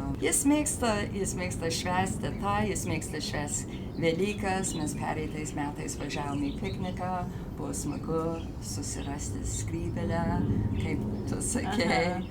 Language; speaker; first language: Lithuanian; early bilingual, heritage; Lithuanian